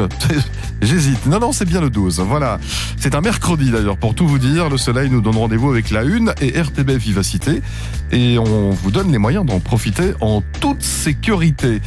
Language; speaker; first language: French; native; French